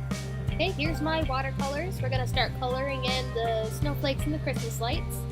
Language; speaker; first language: English; native; English